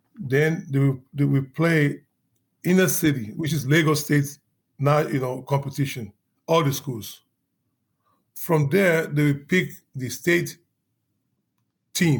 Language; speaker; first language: English; non-native, local second language; Yoruba